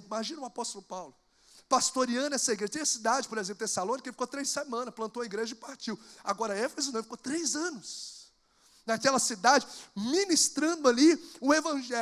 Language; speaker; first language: Portuguese; native; Portuguese